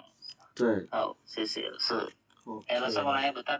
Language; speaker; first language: Chinese; non-native, learner; Indonesian